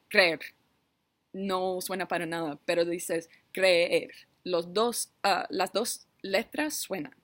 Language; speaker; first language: Spanish; non-native, learner; English